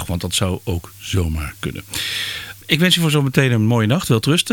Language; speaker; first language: Dutch; native; Dutch